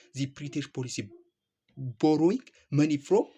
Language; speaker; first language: English; non-native, local second language; Amharic